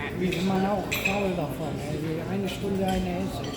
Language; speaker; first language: German; non-native, learner; Russian